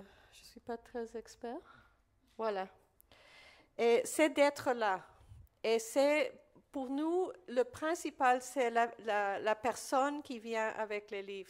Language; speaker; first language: French; non-native, fluent; Spanish